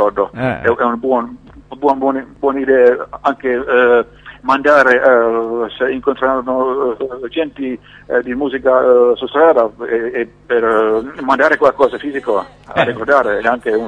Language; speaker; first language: Italian; non-native, learner; Finnish